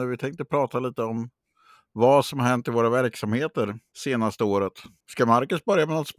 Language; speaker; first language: Swedish; native; Swedish